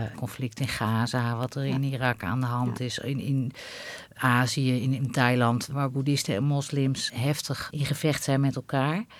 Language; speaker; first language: Dutch; native; Dutch